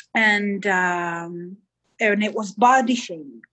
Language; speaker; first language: English; early bilingual, other home language; Hebrew